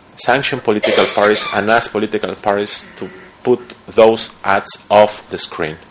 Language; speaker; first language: English; non-native, fluent; Spanish